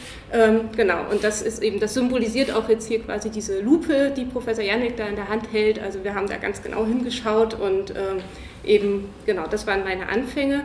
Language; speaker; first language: German; native; German